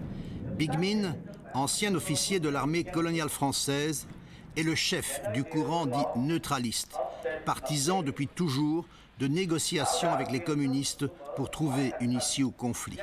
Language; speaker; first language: French; native; French